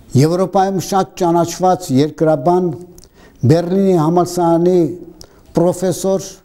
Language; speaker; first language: Armenian; native; Armenian